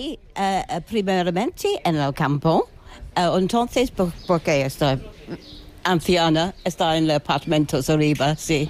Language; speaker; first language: Spanish; non-native, learner; English